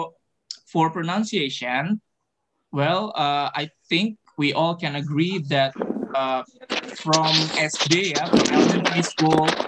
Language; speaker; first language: English; non-native, fluent; Indonesian